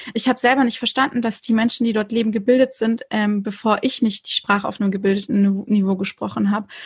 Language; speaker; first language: German; early bilingual, other home language; Turkish